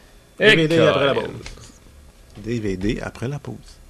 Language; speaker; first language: French; native; French